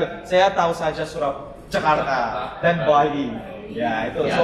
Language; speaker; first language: Indonesian; non-native, learner; Filipino